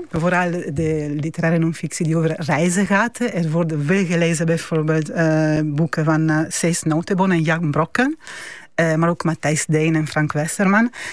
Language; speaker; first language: Dutch; non-native, fluent; Italian